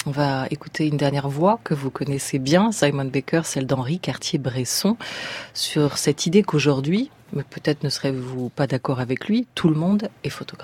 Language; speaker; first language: French; native; French